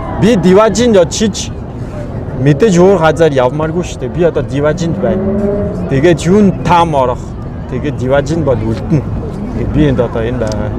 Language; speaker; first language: Mongolian; non-native, fluent; French